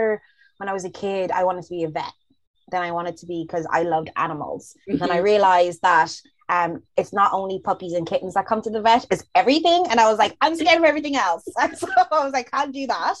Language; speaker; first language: English; early bilingual, other home language; Zulu